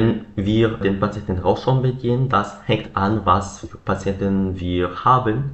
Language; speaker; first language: German; non-native, learner; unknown